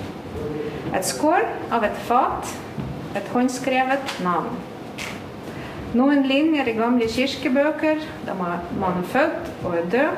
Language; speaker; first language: Norwegian; non-native, fluent; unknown